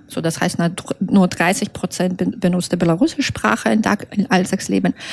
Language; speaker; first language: German; non-native, fluent; Russian